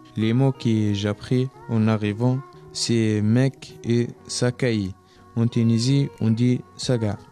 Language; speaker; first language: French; non-native, local second language; Arabic